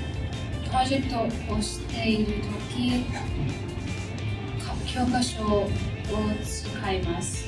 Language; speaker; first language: Japanese; non-native, learner; English